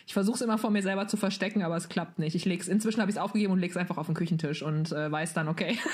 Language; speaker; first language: German; native; German